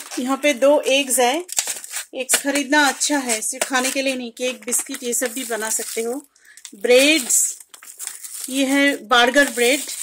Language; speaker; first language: Hindi; non-native, local second language; Bangla